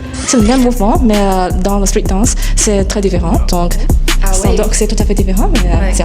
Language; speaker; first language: French; non-native, learner; Chinese